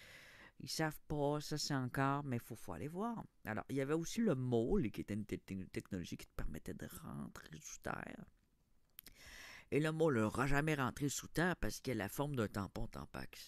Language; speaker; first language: French; native; French